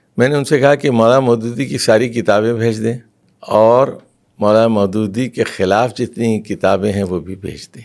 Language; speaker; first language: Urdu; native; Urdu